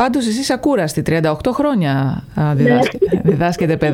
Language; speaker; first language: Greek; native; Greek